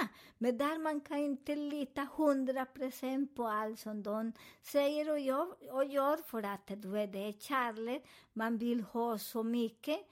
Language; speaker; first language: Swedish; non-native, learner; Spanish